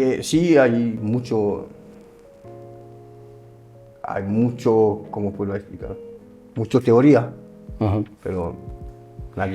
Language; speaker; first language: Spanish; non-native, learner; French